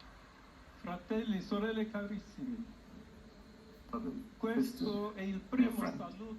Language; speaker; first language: Italian; non-native, fluent; English